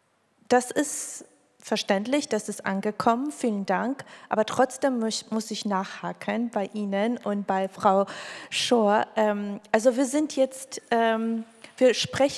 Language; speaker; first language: German; non-native, fluent; Georgian